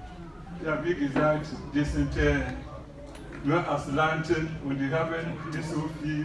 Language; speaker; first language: German; non-native, learner; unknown